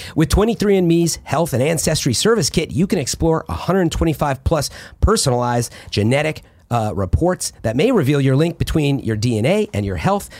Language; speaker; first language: English; early bilingual, other home language; Italian